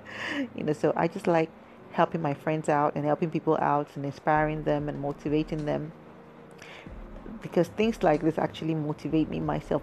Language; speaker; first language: English; non-native, local second language; Yoruba